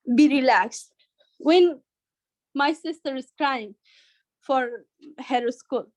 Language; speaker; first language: English; non-native, learner; Persian